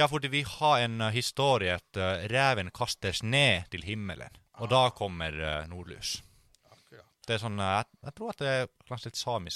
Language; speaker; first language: Norwegian; non-native, fluent; Finnish